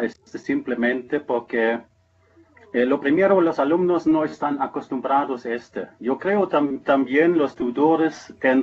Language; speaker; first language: Spanish; non-native, fluent; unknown